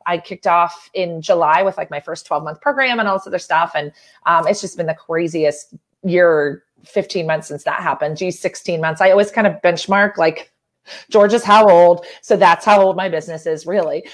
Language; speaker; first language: English; native; English